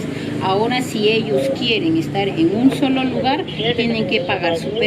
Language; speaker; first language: Spanish; native; Spanish